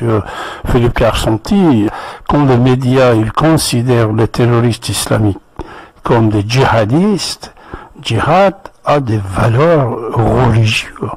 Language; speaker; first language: French; non-native, fluent; Persian